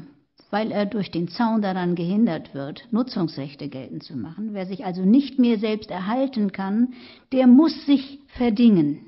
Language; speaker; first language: German; native; German